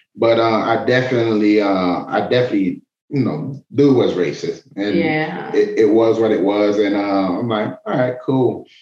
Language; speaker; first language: English; native; English